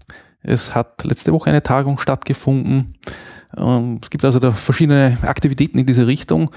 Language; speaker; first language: German; native; German